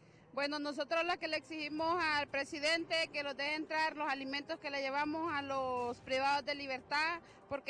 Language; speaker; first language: Spanish; native; Spanish